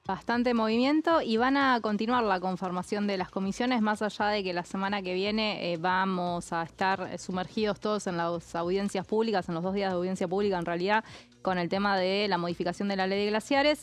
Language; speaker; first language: Spanish; native; Spanish